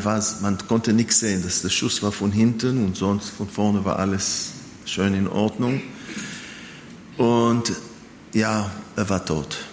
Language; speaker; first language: German; non-native, fluent; Hebrew